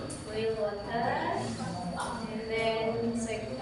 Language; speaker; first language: English; non-native, learner; Indonesian